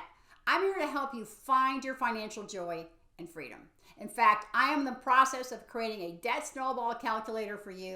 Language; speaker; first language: English; native; English